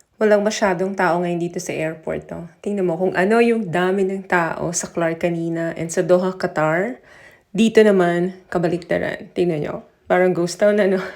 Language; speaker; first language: Filipino; non-native, local second language; Cebuano